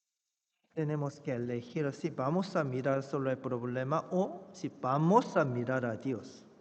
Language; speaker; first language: Spanish; non-native, fluent; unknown